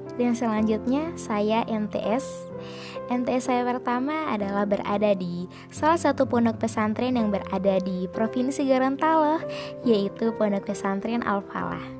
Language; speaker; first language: Indonesian; native; Indonesian